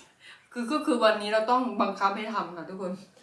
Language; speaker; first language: Thai; non-native, local second language; Northeastern Thai